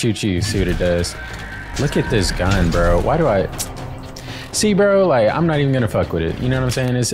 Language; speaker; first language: English; native; English